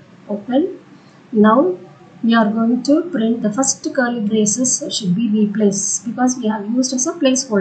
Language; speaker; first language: English; non-native, local second language; Tamil